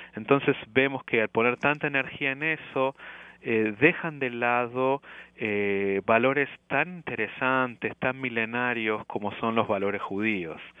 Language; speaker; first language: Spanish; native; Spanish